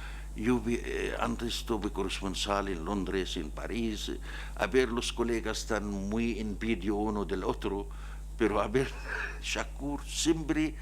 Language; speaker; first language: Spanish; non-native, learner; Arabic